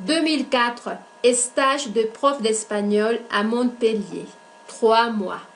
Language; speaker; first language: French; non-native, fluent; Spanish